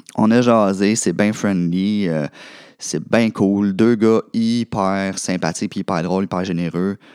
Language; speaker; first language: French; native; French